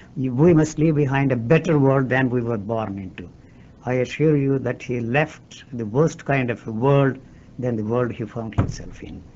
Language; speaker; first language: English; non-native, local second language; Telugu